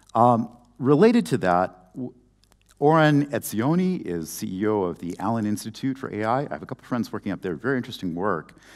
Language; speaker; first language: English; native; English